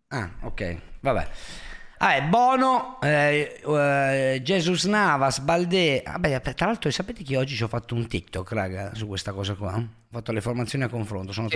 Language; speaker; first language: Italian; native; Italian